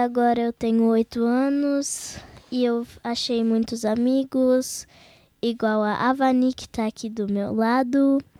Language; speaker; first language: Portuguese; early bilingual, heritage; Portuguese